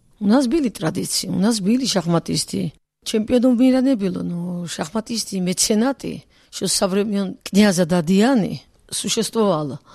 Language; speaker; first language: Russian; non-native, local second language; Georgian